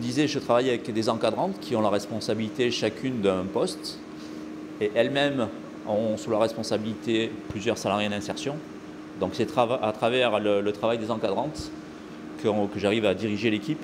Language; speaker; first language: French; native; French